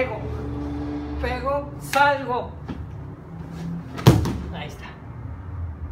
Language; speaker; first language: Spanish; native; Spanish